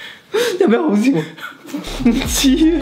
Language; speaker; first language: Chinese; native; Chinese